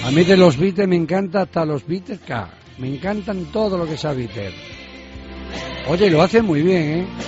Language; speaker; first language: Spanish; native; Spanish